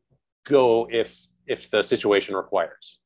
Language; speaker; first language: English; native; English